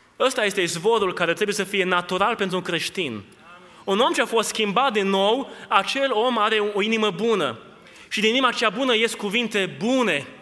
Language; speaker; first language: Romanian; native; Romanian